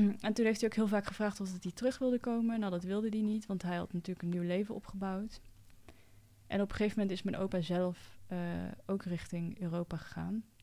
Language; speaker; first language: Dutch; early bilingual, other home language; Cantonese